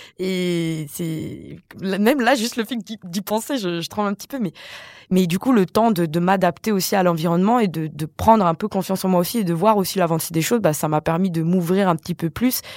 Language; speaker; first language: French; non-native, local second language; Malagasy